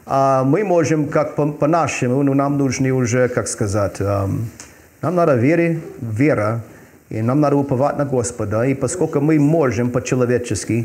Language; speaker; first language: Russian; non-native, fluent; English